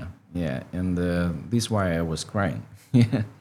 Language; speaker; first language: English; non-native, learner; Russian